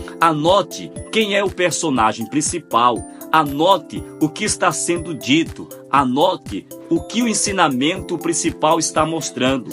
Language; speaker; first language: Portuguese; native; Portuguese